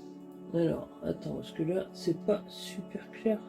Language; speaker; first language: French; native; French